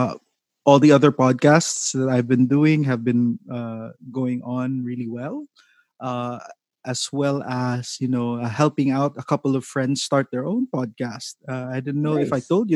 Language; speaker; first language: English; non-native, local second language; Cebuano